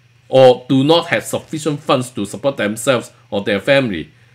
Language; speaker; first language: English; non-native, local second language; Cantonese